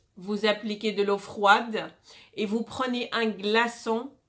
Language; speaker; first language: French; non-native, local second language; Arabic